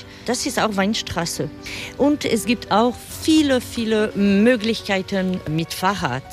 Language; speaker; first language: German; non-native, fluent; French